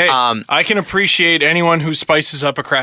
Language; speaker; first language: English; native; English